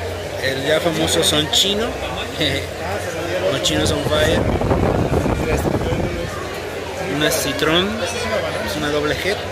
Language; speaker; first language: Spanish; native; Spanish